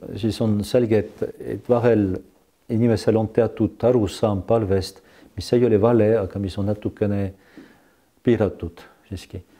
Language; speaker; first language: Estonian; non-native, fluent; French